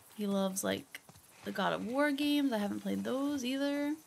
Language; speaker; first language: English; native; English